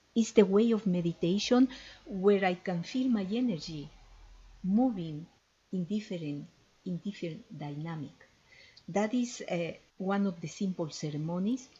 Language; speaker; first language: English; non-native, fluent; Spanish